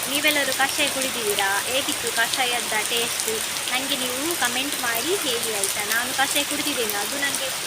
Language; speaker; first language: Kannada; non-native, local second language; Tulu